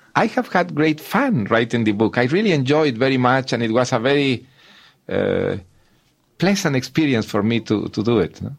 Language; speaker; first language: English; non-native, fluent; Spanish